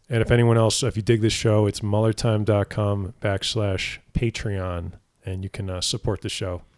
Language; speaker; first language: English; native; English